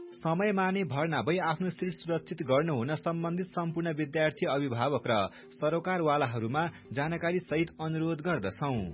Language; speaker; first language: Nepali; native; Nepali